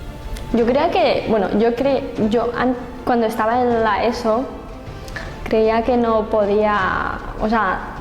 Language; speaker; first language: Spanish; non-native, learner; Chinese